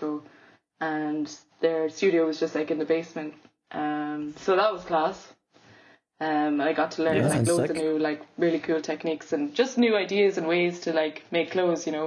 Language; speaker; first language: English; native; English